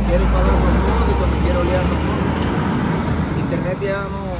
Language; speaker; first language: Portuguese; non-native, learner; Spanish